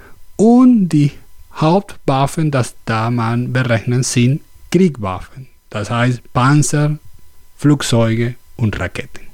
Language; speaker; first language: German; non-native, learner; Spanish